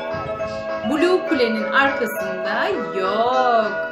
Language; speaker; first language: Turkish; native; Turkish